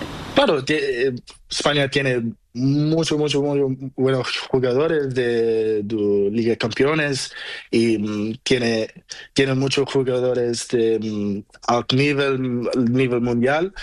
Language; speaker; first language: Spanish; non-native, learner; Portuguese